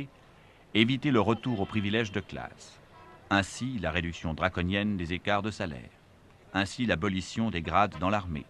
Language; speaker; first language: French; native; French